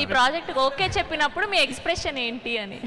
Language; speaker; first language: Telugu; native; Telugu